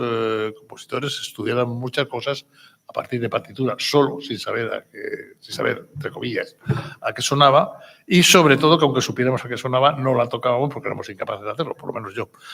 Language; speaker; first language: Spanish; native; Spanish